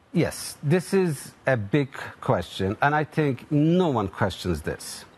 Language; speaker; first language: English; non-native, fluent; Turkish